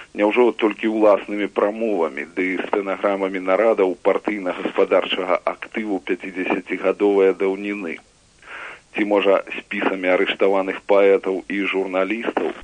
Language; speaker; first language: Belarusian; native; Belarusian